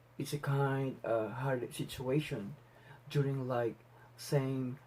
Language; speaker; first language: English; non-native, local second language; Filipino